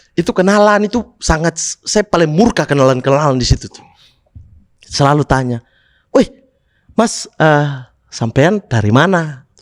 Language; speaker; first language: Indonesian; native; Indonesian